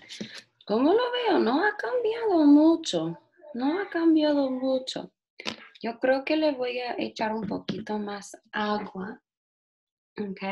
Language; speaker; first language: Spanish; non-native, fluent; English